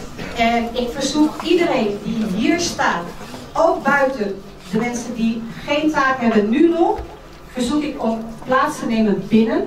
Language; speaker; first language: Dutch; early bilingual, other home language; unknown